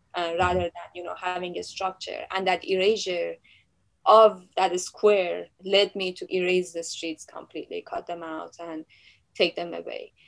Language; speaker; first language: English; non-native, fluent; Persian